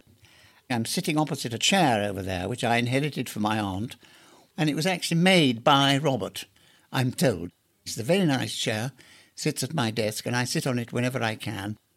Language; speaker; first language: English; native; English